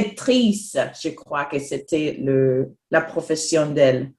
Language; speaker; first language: French; non-native, fluent; Spanish